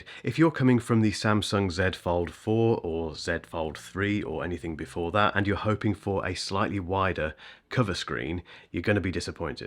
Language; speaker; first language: English; native; English